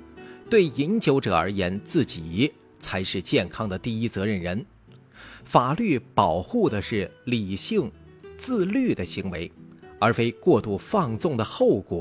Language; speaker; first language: Chinese; native; Chinese